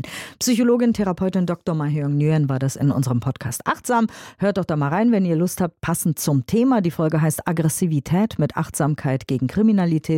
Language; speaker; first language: German; native; German